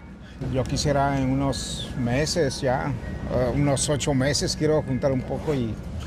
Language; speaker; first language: Spanish; non-native, learner; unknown